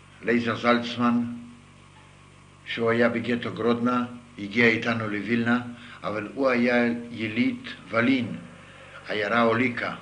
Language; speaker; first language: Hebrew; non-native, fluent; Yiddish